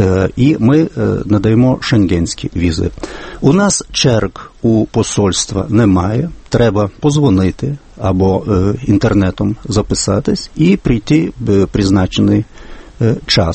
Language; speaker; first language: Ukrainian; non-native, fluent; Lithuanian